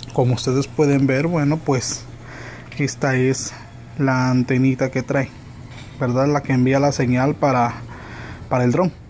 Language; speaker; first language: Spanish; native; Spanish